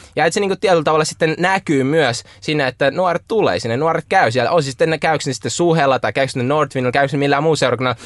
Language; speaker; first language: Finnish; early bilingual, other home language; Russian